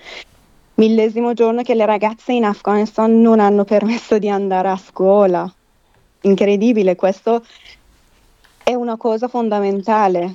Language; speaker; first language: Italian; non-native, fluent; Persian